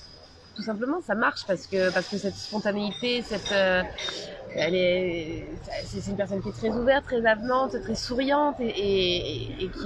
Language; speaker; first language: French; native; French